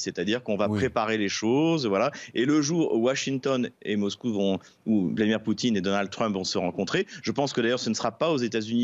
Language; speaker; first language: French; native; French